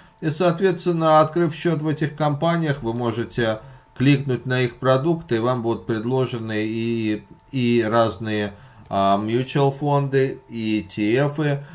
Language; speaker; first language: Russian; native; Russian